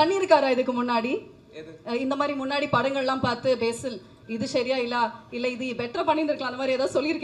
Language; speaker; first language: Tamil; native; Tamil